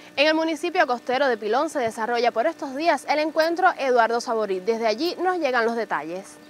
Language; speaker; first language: Spanish; native; Spanish